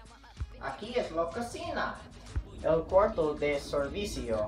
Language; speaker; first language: Spanish; non-native, learner; English